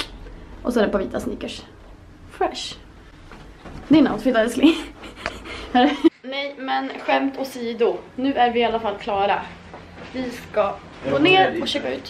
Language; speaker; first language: Swedish; native; Swedish